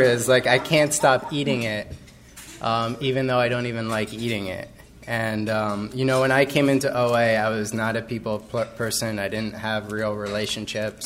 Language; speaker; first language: English; native; English